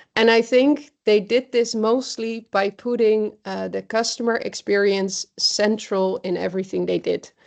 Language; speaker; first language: English; non-native, fluent; Dutch